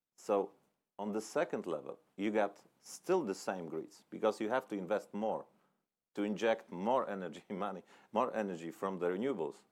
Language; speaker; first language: English; non-native, fluent; Polish